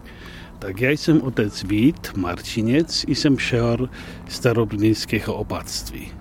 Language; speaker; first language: Czech; non-native, fluent; Polish